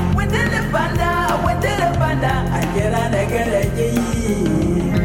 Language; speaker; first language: English; non-native, local second language; Shona